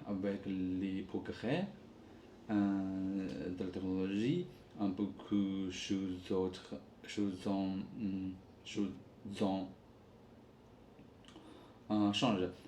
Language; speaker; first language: French; non-native, learner; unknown